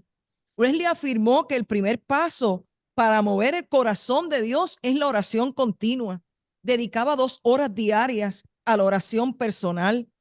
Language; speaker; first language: Spanish; native; Spanish